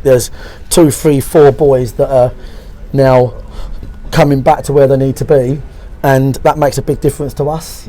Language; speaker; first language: English; native; English